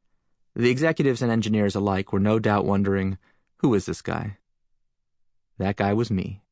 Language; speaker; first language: English; native; English